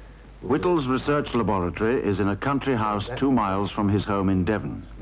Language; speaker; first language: English; native; English